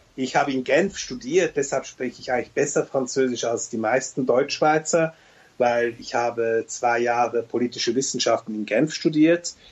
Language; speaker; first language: German; early bilingual, other home language; Turkish